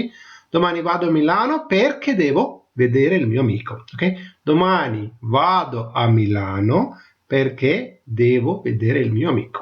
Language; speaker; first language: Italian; non-native, learner; Tamil